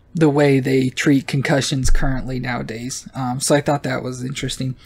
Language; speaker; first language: English; native; English